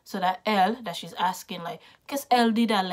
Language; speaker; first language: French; non-native, learner; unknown